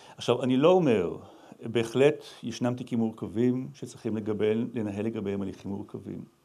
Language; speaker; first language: Hebrew; native; Hebrew